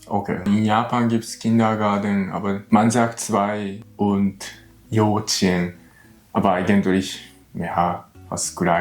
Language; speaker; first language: German; non-native, learner; Japanese